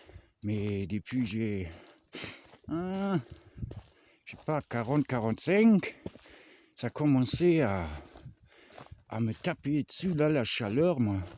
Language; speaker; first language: French; non-native, fluent; German